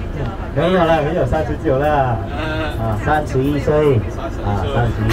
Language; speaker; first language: Chinese; non-native, fluent; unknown